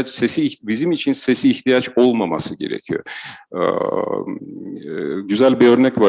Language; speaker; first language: Turkish; non-native, fluent; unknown